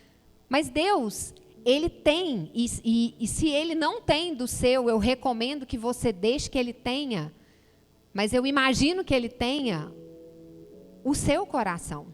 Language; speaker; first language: Portuguese; native; Portuguese